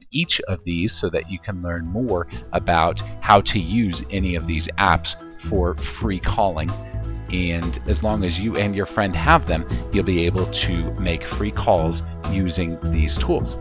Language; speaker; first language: English; native; English